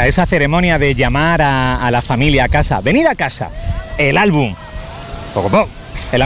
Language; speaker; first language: Spanish; native; Spanish